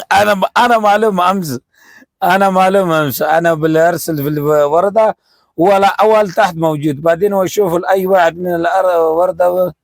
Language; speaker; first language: Arabic; non-native, learner; Urdu